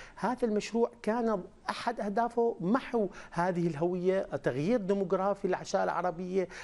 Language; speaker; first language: Arabic; native; Arabic